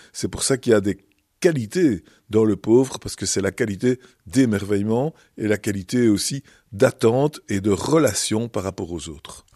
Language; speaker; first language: French; native; French